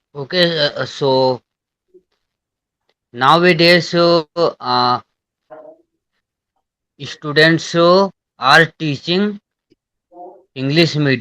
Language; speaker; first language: English; non-native, learner; Hindi